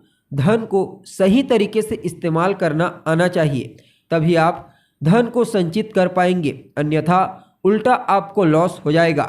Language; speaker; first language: Hindi; native; Hindi